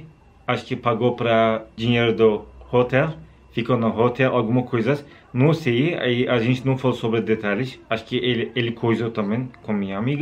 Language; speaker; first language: Portuguese; non-native, learner; Turkish